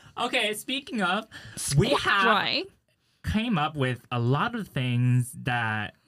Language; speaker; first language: English; early bilingual, other home language; Chinese